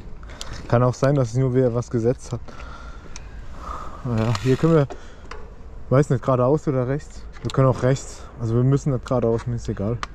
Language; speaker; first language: German; native; German